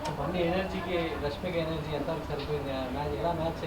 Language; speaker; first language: Telugu; native; Telugu